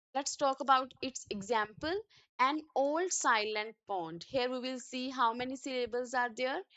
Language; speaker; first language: English; non-native, local second language; Punjabi